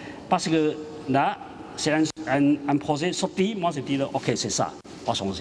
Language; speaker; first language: French; non-native, learner; Chinese